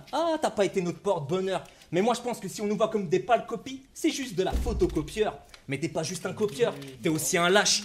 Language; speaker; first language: French; native; French